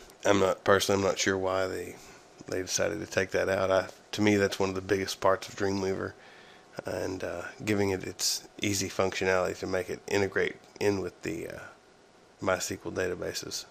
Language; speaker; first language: English; native; English